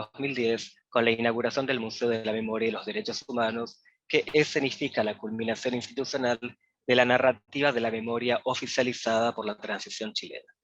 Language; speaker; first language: Spanish; native; Spanish